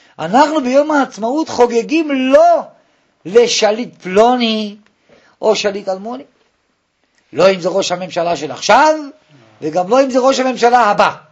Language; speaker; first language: Hebrew; native; Hebrew